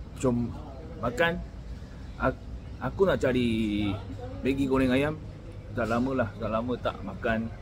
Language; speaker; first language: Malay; non-native, fluent; Korean